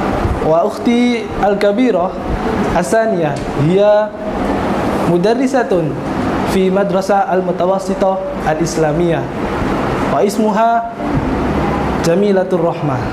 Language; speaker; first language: Arabic; non-native, learner; Indonesian